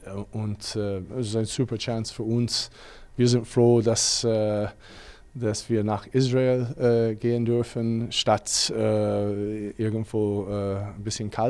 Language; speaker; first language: German; non-native, fluent; English